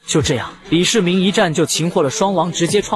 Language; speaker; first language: Chinese; native; Chinese